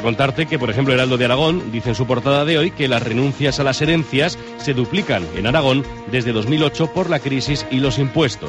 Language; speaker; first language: Spanish; native; Spanish